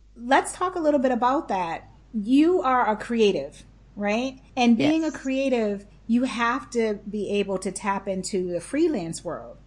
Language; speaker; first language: English; native; English